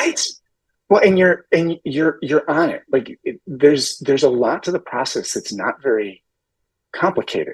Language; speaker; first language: English; native; English